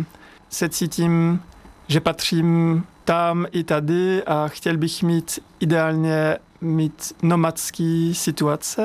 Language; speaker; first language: Czech; non-native, learner; French